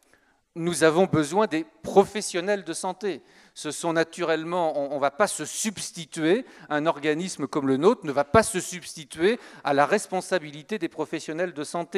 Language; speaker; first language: French; native; French